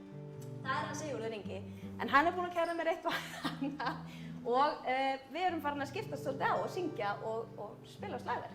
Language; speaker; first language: Icelandic; native; Icelandic